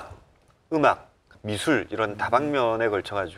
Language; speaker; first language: Korean; native; Korean